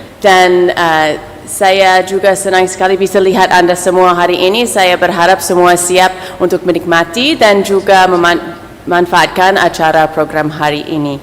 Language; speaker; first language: Indonesian; non-native, fluent; English